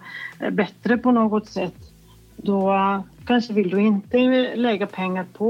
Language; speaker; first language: Swedish; non-native, fluent; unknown